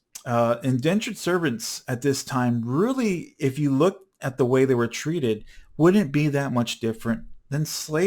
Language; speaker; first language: English; native; English